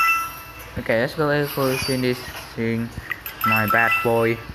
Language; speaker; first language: English; non-native, learner; Indonesian